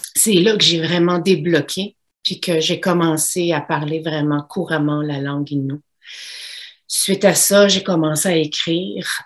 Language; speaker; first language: French; native; French